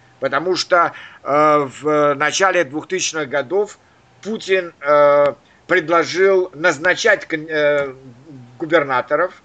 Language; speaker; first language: Russian; native; Russian